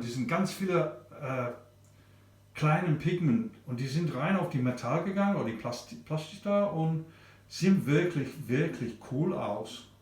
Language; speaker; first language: German; non-native, learner; English